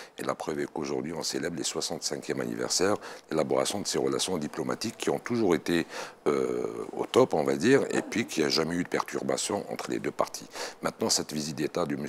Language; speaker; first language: French; non-native, local second language; Arabic